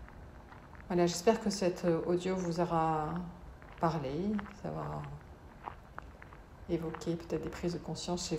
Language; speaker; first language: French; native; French